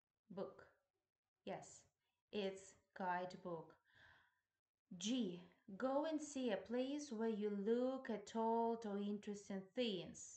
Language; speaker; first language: English; non-native, fluent; Ukrainian